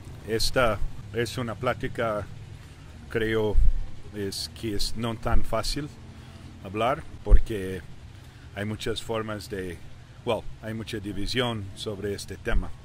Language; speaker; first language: Spanish; early bilingual, heritage; English